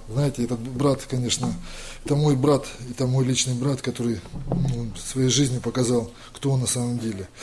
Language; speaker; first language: Russian; native; Russian